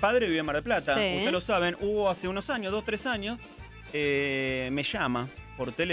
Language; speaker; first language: Spanish; native; Spanish